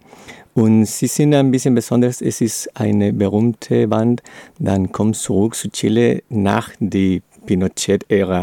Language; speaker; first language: German; non-native, learner; Spanish